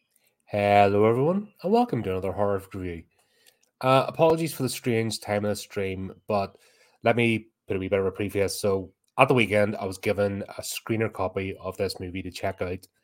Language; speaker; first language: English; native; English